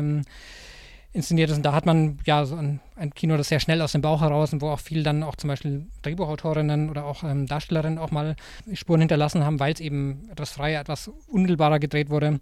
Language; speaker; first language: German; native; German